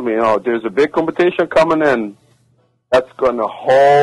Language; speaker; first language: English; non-native, learner; Arabic